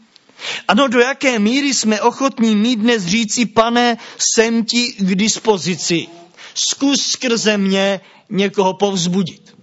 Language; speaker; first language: Czech; native; Czech